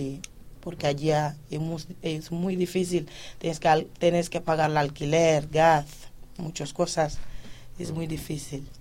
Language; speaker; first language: Spanish; non-native, fluent; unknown